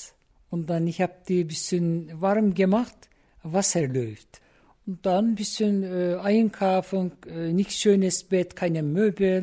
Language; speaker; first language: German; non-native, learner; Turkish